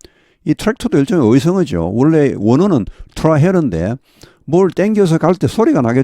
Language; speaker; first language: Korean; native; Korean